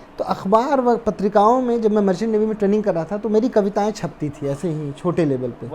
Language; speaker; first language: Hindi; native; Hindi